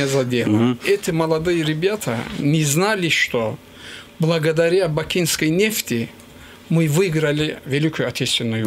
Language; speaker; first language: Russian; non-native, local second language; Azerbaijani